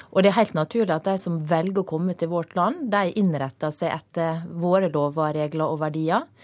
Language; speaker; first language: Norwegian; native; Norwegian